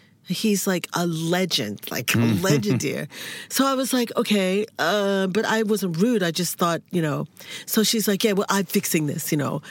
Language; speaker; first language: English; native; English